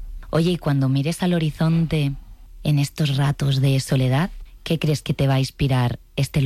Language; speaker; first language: Spanish; native; Spanish